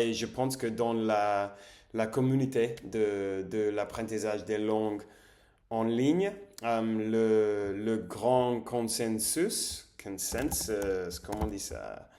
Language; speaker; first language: French; non-native, learner; English